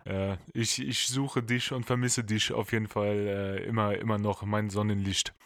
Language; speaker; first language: German; native; German